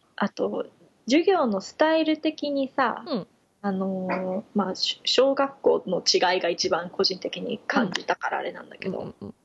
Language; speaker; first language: Japanese; native; Japanese